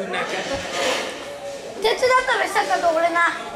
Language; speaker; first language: Japanese; native; Japanese